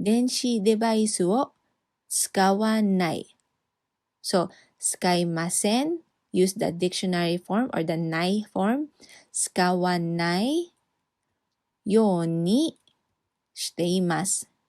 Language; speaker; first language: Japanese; non-native, fluent; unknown